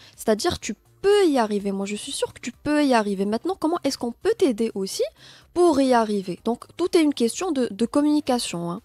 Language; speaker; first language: French; non-native, local second language; Arabic